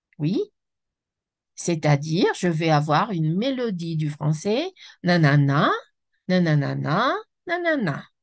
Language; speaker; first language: French; non-native, fluent; Spanish